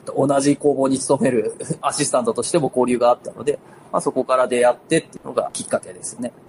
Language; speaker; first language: Japanese; native; Japanese